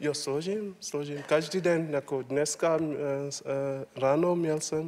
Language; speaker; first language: Czech; non-native, learner; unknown